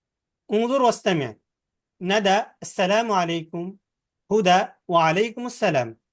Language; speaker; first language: Arabic; non-native, fluent; Bangla